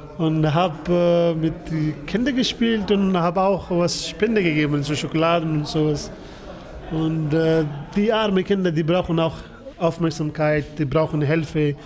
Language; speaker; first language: German; non-native, fluent; Persian